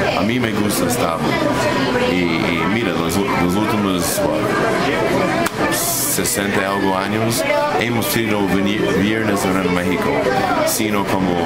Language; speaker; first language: Spanish; non-native, fluent; English